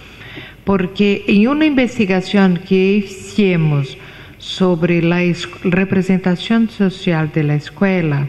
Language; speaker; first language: Spanish; non-native, fluent; Portuguese